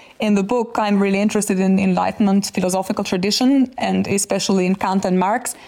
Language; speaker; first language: English; non-native, fluent; Albanian